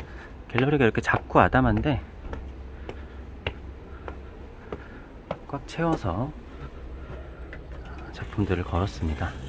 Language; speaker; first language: Korean; native; Korean